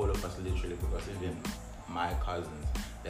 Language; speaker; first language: English; non-native, local second language; Zulu